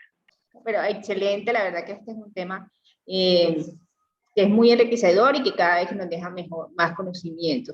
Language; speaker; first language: Spanish; native; Spanish